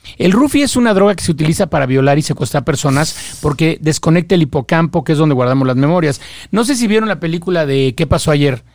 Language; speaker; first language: Spanish; native; Spanish